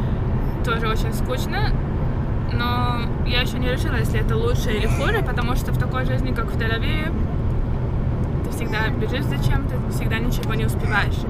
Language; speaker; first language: Russian; early bilingual, heritage; Russian